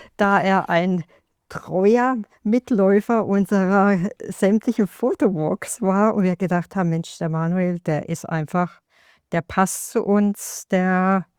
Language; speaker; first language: German; native; German